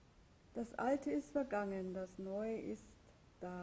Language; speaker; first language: German; native; German